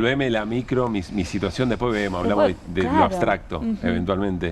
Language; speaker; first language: Spanish; native; Spanish